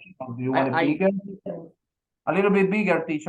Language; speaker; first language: English; non-native, fluent; Spanish